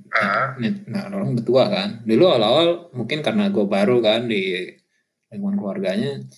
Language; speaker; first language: Indonesian; native; Indonesian